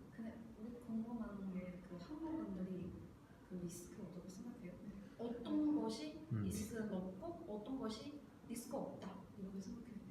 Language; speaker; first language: Korean; non-native, learner; Chinese